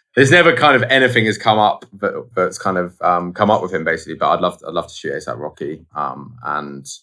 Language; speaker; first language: English; native; English